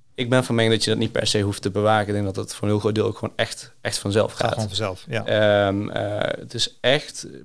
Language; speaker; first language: Dutch; early bilingual, other home language; Greek